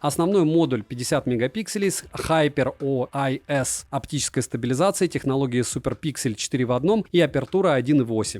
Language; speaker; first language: Russian; native; Russian